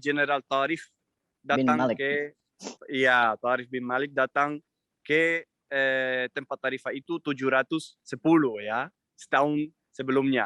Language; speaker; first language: Indonesian; non-native, fluent; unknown